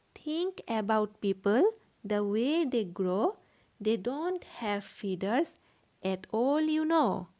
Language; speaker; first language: English; non-native, local second language; Assamese